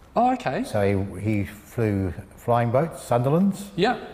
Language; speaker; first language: English; native; English